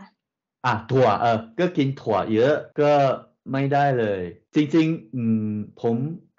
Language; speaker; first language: Thai; non-native, learner; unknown